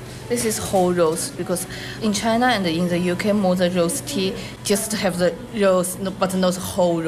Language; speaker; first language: English; non-native, learner; Chinese